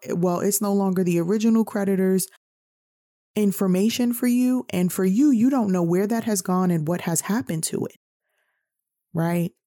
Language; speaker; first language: English; native; English